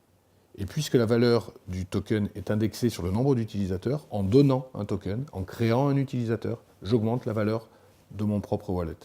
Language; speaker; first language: French; native; French